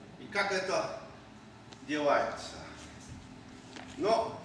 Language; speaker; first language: Russian; non-native, fluent; Polish